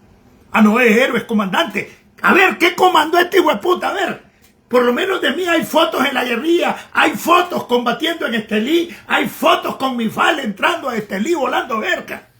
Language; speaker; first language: Spanish; native; Spanish